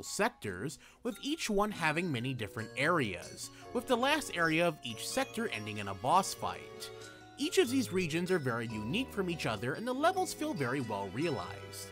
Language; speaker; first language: English; native; English